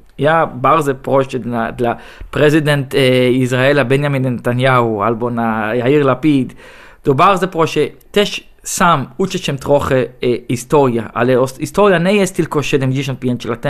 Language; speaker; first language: Polish; non-native, learner; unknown